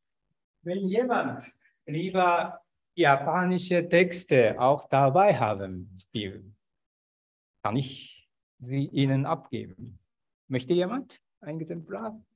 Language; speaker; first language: German; non-native, fluent; Japanese